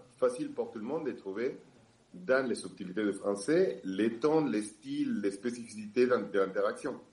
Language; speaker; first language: French; non-native, fluent; Spanish